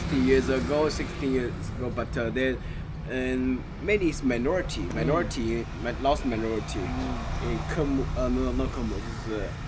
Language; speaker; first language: English; non-native, learner; Chinese